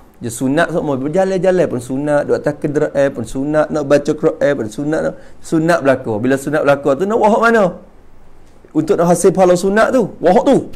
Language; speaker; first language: Malay; native; Malay